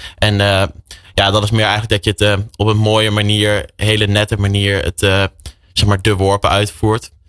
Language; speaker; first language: Dutch; native; Dutch